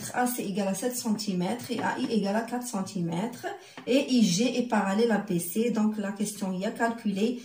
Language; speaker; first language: French; non-native, local second language; Arabic